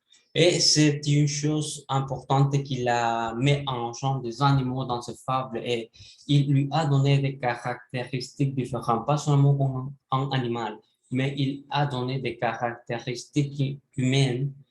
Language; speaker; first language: French; non-native, learner; Spanish